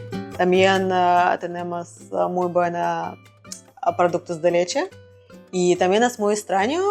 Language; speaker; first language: Spanish; non-native, learner; Russian